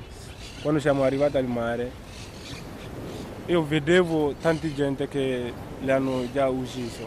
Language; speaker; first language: Italian; non-native, learner; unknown